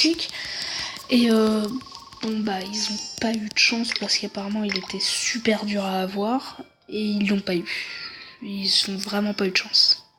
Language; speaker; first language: French; native; French